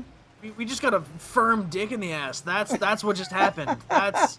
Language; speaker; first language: English; native; English